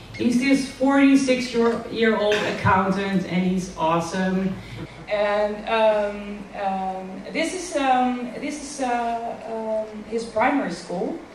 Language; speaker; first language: English; non-native, fluent; Dutch